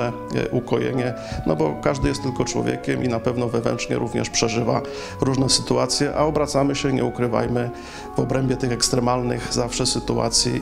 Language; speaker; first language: Polish; native; Polish